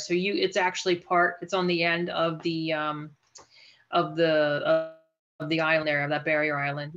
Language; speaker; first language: English; native; English